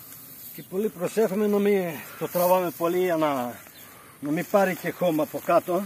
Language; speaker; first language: Greek; non-native, local second language; Bulgarian